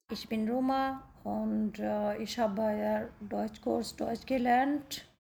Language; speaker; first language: German; non-native, learner; Bangla